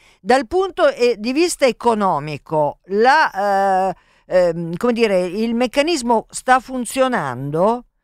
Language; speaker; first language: Italian; native; Italian